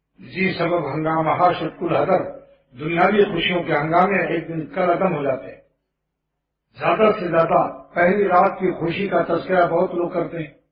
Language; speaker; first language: Urdu; native; Urdu